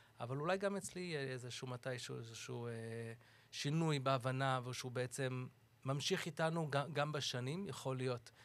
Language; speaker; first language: Hebrew; early bilingual, other home language; English